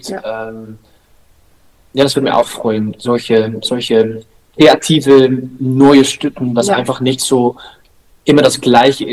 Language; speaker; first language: German; non-native, learner; Dutch